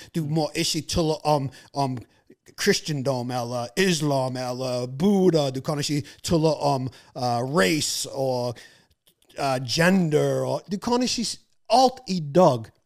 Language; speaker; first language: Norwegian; non-native, fluent; English